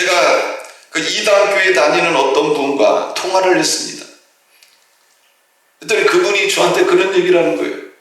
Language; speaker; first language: Korean; native; Korean